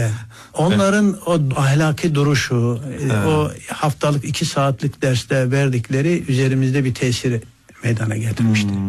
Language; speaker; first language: Turkish; native; Turkish